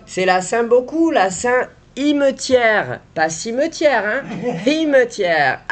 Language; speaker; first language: French; native; French